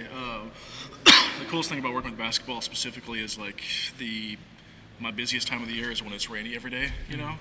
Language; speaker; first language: English; native; English